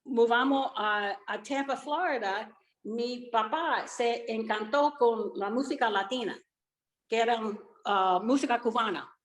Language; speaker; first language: Spanish; early bilingual, other home language; Italian